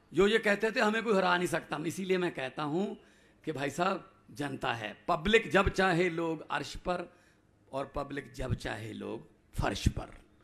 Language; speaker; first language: Hindi; non-native, local second language; Punjabi